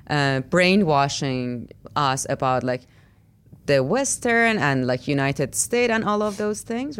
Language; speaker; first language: English; non-native, fluent; Persian